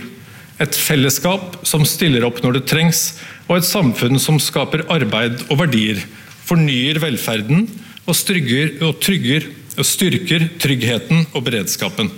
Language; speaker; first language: Norwegian; native; Norwegian